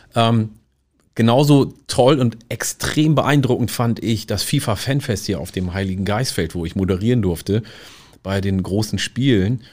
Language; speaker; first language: German; early bilingual, other home language; Oromo